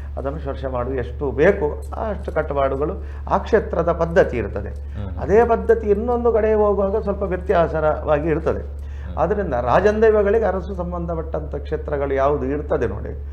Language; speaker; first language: Kannada; non-native, local second language; Tulu